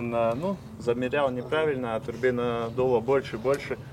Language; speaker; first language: Russian; non-native, local second language; Latvian